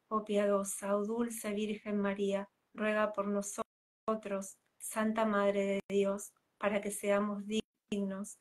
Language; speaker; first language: Spanish; native; Spanish